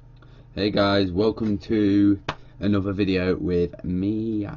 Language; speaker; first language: English; native; English